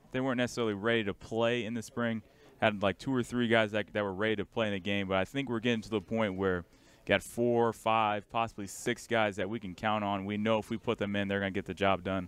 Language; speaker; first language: English; native; English